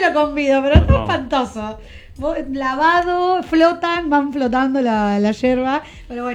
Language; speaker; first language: Spanish; native; Spanish